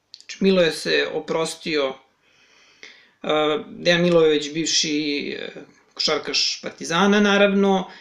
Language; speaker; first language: Serbian; native; Serbian